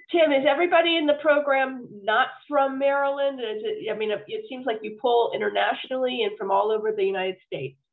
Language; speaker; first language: English; native; English